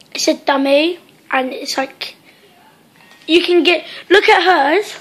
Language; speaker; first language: English; native; English